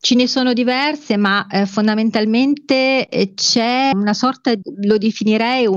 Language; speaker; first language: Italian; native; Italian